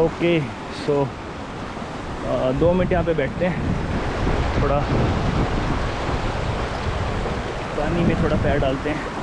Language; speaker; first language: Hindi; native; Hindi